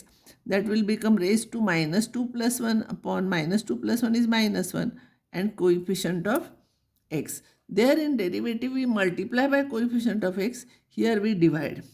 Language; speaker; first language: English; non-native, local second language; Marathi